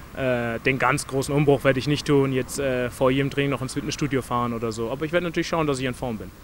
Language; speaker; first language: German; native; German